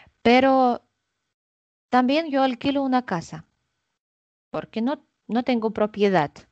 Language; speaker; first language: Spanish; non-native, fluent; Russian